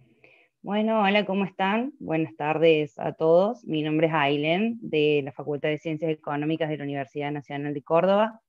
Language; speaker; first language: Spanish; native; Spanish